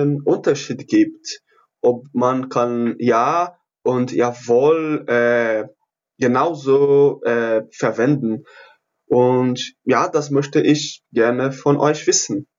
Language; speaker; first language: German; non-native, learner; Portuguese